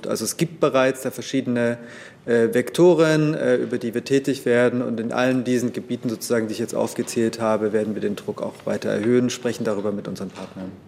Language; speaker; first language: German; native; German